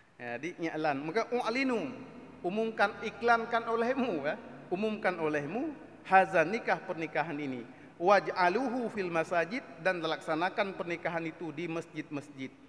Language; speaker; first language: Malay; non-native, local second language; Achinese